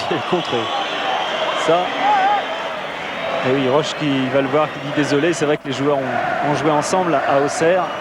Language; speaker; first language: French; native; French